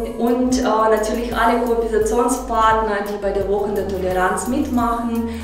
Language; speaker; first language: German; non-native, fluent; Russian